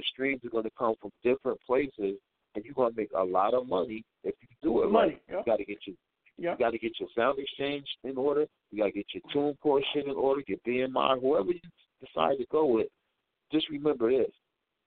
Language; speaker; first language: English; native; English